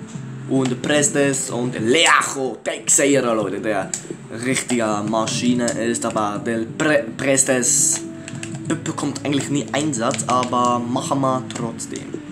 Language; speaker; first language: German; early bilingual, other home language; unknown